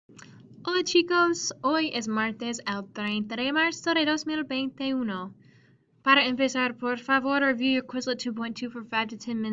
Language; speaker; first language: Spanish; non-native, fluent; English